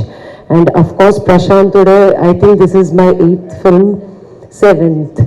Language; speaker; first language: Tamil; non-native, fluent; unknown